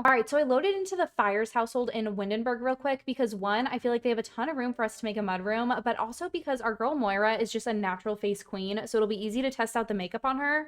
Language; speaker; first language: English; native; English